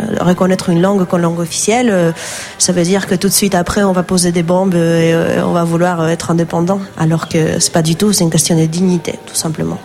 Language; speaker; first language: French; non-native, fluent; Asturian